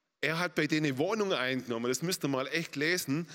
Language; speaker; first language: German; native; German